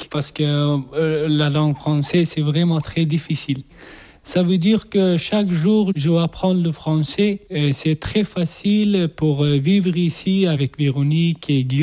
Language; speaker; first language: French; non-native, learner; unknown